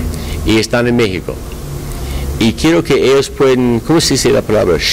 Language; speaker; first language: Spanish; non-native, learner; English